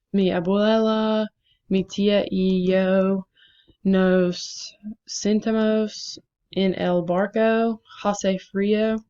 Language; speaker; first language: Spanish; non-native, learner; English